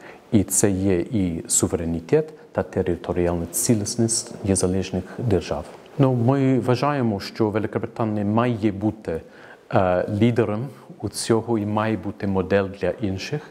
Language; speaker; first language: Ukrainian; non-native, fluent; English